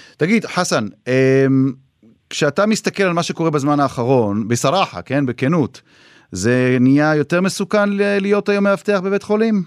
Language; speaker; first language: Hebrew; native; Hebrew